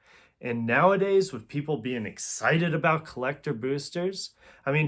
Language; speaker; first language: English; native; English